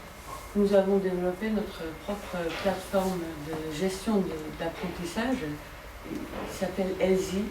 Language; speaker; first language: French; non-native, fluent; Dutch